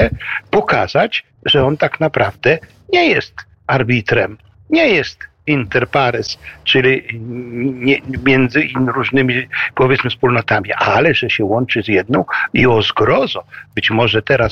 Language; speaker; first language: Polish; native; Polish